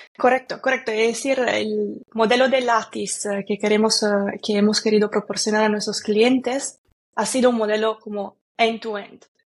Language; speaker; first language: Spanish; non-native, fluent; Italian